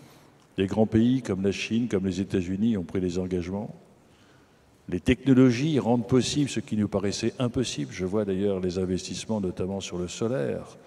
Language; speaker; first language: French; native; French